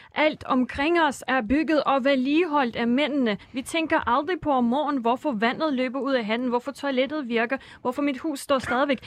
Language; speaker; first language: Danish; non-native, fluent; Russian